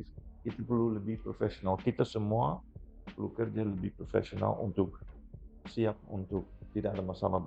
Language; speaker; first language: Indonesian; non-native, fluent; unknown